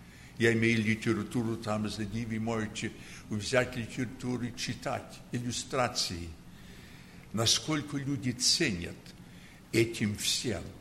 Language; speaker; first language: Russian; early bilingual, heritage; Russian